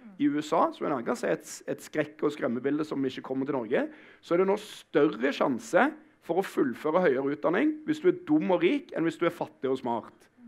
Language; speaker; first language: Norwegian; native; Norwegian